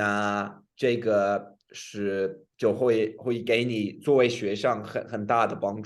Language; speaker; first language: Chinese; non-native, fluent; English